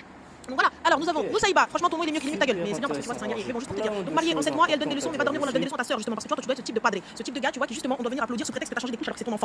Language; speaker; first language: French; native; French